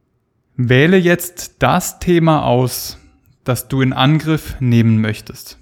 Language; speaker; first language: German; native; German